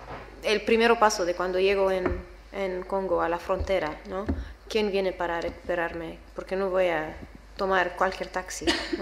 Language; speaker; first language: Spanish; non-native, learner; English